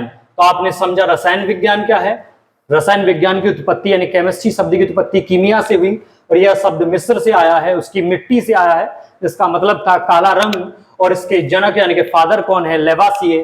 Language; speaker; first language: Hindi; native; Hindi